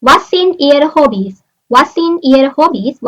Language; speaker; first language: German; non-native, learner; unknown